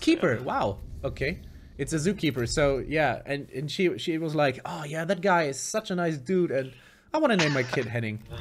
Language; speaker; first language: English; non-native, fluent; German